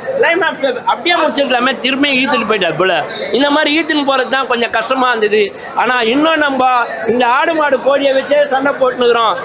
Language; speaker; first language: Tamil; native; Tamil